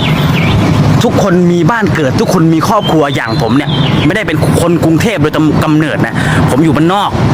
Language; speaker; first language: Thai; native; Thai